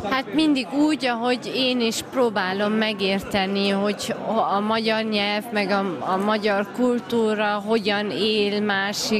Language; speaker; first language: Hungarian; early bilingual, heritage; German